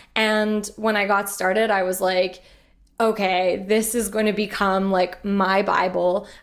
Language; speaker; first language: English; native; English